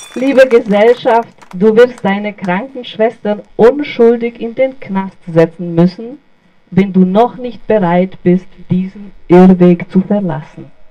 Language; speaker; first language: German; non-native, fluent; Bosnian